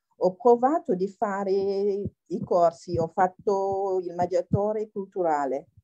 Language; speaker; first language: Italian; non-native, learner; Wolof